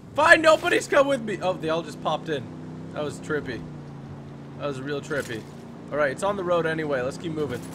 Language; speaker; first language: English; native; English